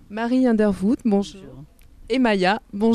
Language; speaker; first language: French; native; French